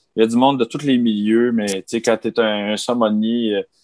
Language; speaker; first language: French; native; French